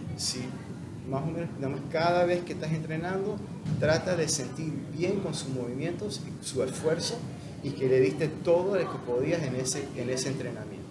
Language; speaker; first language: Spanish; non-native, fluent; English